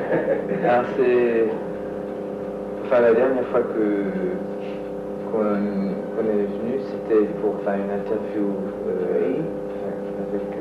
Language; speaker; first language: French; non-native, fluent; English